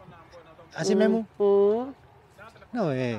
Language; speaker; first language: Portuguese; non-native, learner; Vietnamese